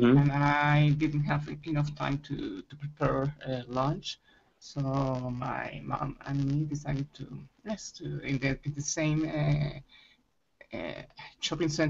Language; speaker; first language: English; non-native, learner; Spanish